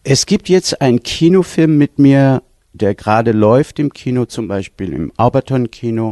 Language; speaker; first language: German; non-native, fluent; Persian